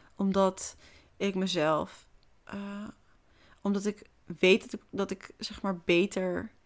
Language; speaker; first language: Dutch; native; Dutch